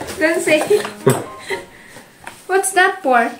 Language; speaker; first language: English; non-native, local second language; Filipino